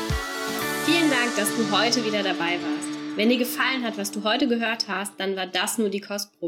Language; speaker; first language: German; native; German